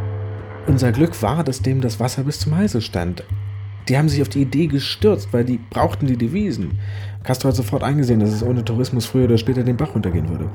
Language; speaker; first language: German; native; German